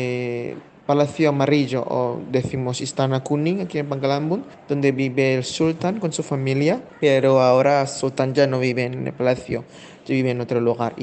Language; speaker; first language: Spanish; non-native, fluent; Indonesian